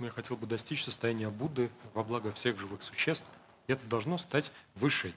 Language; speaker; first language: Russian; native; Russian